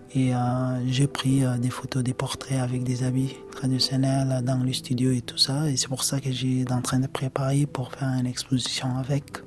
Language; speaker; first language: French; non-native, learner; Arabic